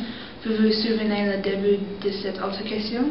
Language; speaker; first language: French; non-native, learner; English